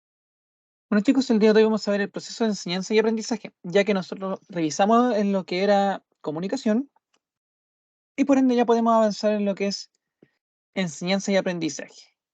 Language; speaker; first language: Spanish; native; Spanish